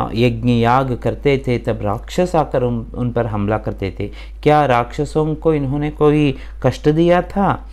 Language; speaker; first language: Hindi; non-native, local second language; Kannada